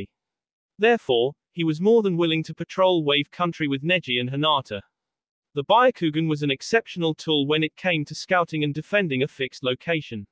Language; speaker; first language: English; native; English